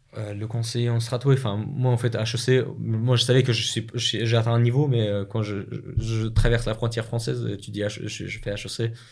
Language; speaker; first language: French; non-native, fluent; Russian